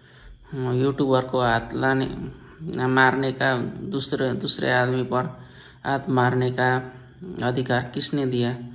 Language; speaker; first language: Hindi; non-native, learner; Nepali